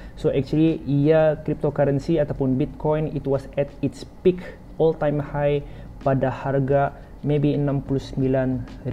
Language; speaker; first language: English; non-native, local second language; Malay